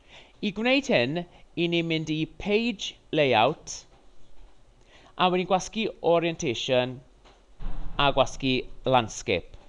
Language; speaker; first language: Welsh; non-native, local second language; English